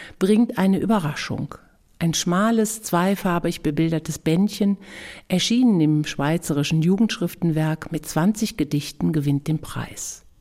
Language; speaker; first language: German; native; German